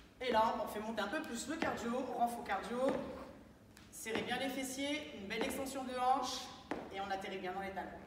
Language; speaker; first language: French; native; French